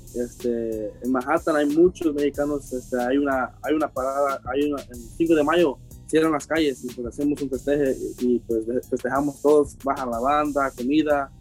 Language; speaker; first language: Spanish; early bilingual, heritage; Spanish